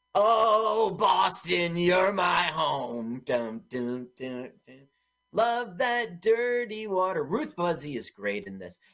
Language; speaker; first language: English; native; English